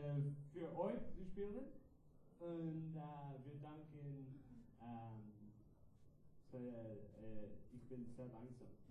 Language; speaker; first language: German; non-native, learner; English